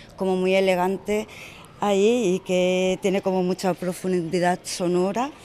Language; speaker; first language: Spanish; native; Spanish